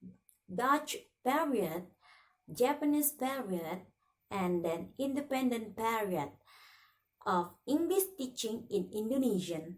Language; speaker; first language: English; non-native, learner; Indonesian